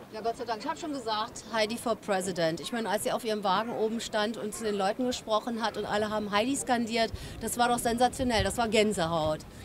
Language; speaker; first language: German; native; German